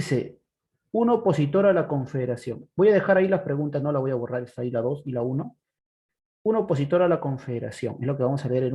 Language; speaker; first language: Spanish; native; Spanish